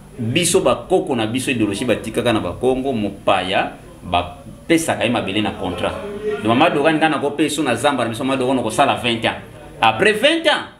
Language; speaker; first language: Lingala; non-native, local second language; Kongo